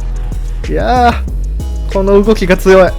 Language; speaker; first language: Japanese; native; Japanese